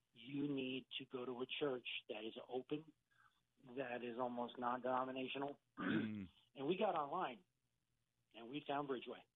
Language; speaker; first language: English; native; English